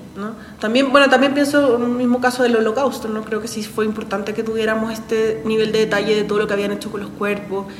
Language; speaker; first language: Spanish; native; Spanish